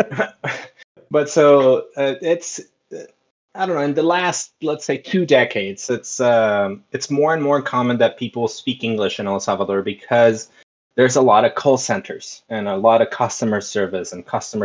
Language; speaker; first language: English; non-native, fluent; Spanish